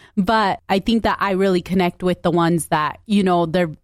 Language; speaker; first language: English; native; English